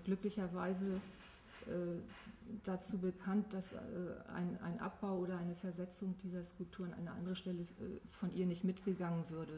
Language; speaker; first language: German; native; German